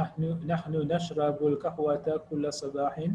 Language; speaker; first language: Arabic; non-native, learner; English